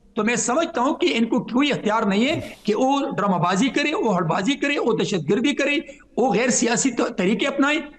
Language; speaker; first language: Urdu; non-native, local second language; Pashto